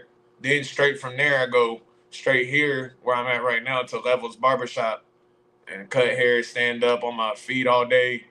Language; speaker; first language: English; native; English